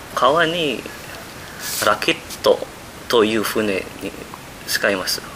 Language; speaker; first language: Japanese; non-native, learner; Indonesian